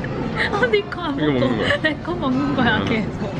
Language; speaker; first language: Korean; non-native, fluent; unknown